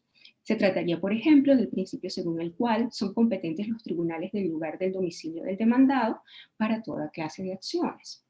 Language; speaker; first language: Spanish; native; Spanish